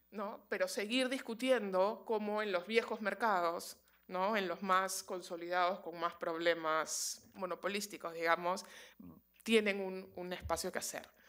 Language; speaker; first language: Spanish; native; Spanish